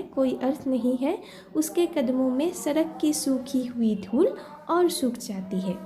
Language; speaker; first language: Hindi; non-native, local second language; Assamese